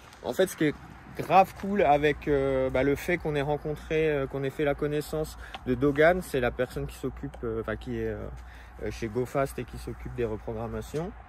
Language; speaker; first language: French; native; French